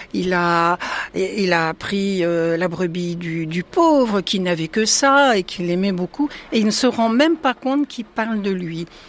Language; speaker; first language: French; native; French